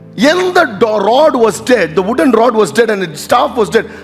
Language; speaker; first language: English; non-native, local second language; Tamil